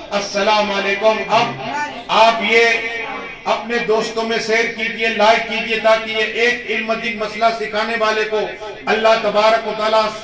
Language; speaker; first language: Urdu; non-native, local second language; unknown